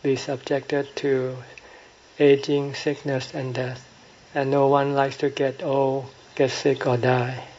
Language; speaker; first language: English; non-native, fluent; Thai